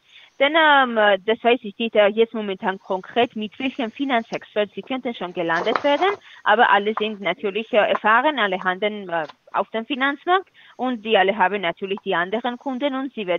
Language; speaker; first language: German; non-native, fluent; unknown